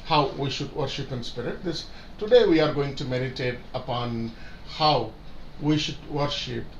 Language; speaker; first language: English; non-native, local second language; Tamil